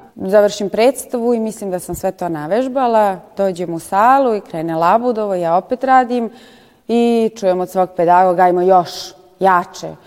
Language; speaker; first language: Serbian; native; Serbian